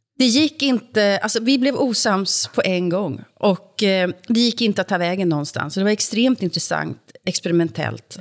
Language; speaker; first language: Swedish; native; Swedish